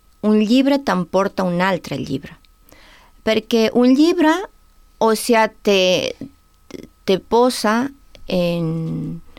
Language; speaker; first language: Catalan; non-native, fluent; Spanish